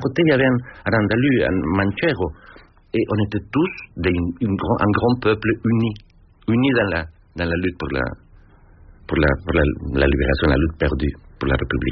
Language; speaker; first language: French; non-native, fluent; Spanish